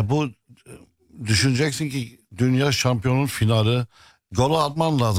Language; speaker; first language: Turkish; non-native, fluent; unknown